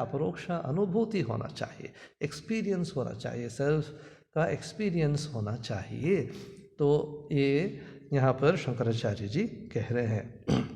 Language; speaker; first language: Hindi; non-native, local second language; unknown